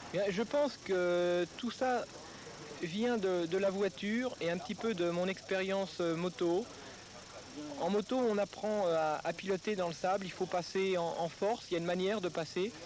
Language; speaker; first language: French; native; French